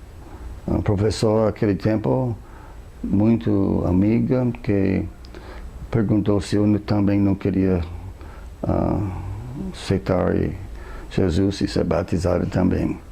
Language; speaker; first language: Portuguese; non-native, fluent; English